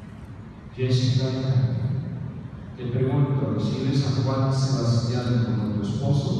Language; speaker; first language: Spanish; native; Spanish